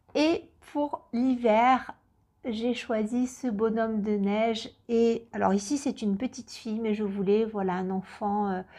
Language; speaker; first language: French; native; French